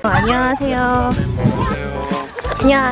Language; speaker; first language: Korean; non-native, learner; Filipino